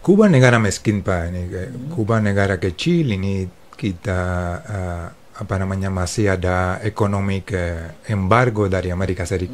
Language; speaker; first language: Indonesian; non-native, fluent; Spanish